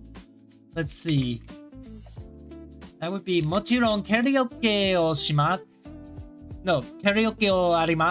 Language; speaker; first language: Japanese; non-native, learner; English